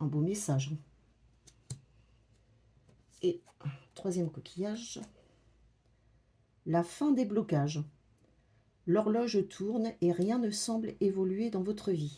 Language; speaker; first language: French; native; French